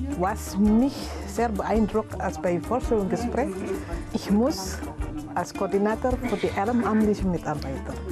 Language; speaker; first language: German; non-native, learner; Indonesian